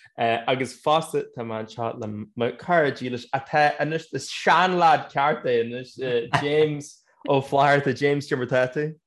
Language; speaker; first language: Irish; native; Irish